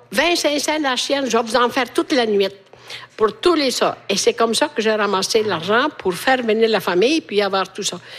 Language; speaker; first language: French; non-native, fluent; Italian